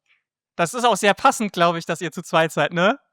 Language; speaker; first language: German; native; German